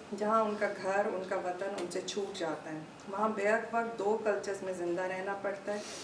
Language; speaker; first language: Urdu; native; Urdu